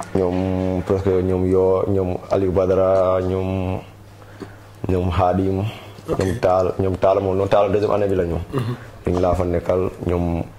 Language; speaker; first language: Wolof; non-native, local second language; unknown